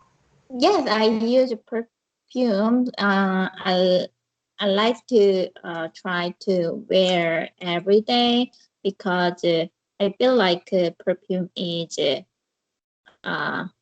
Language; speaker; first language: English; non-native, learner; Korean